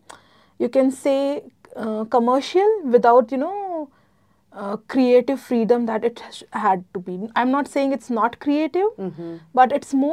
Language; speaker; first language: English; non-native, local second language; Gujarati